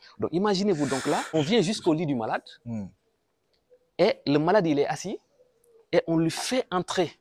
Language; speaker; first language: French; non-native, local second language; Wolof